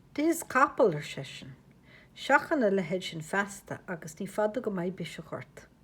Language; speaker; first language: Irish; native; Irish